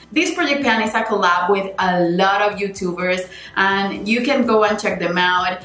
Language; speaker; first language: English; non-native, fluent; Spanish